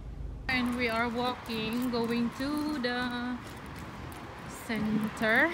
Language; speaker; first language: English; non-native, local second language; Filipino